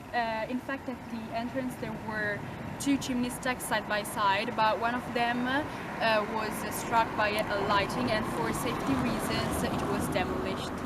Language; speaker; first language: English; non-native, learner; Italian